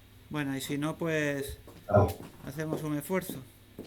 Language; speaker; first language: Spanish; native; Spanish